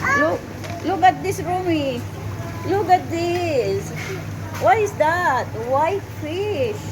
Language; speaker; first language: English; non-native, local second language; Filipino